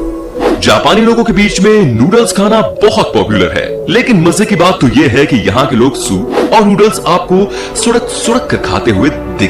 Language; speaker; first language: Hindi; native; Hindi